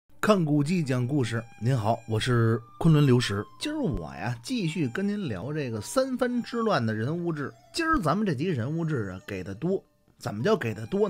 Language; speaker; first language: Chinese; native; Chinese